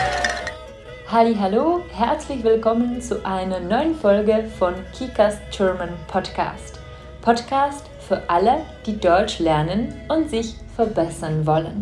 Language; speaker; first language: German; non-native, fluent; Czech